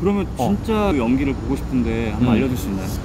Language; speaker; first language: Korean; native; Korean